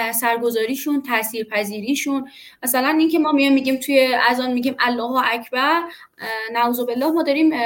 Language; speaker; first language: Persian; native; Persian